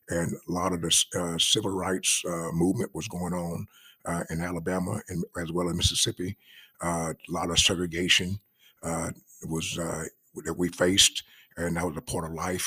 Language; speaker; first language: English; native; English